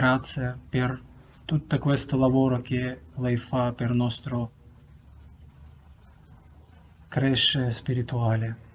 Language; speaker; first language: Italian; non-native, learner; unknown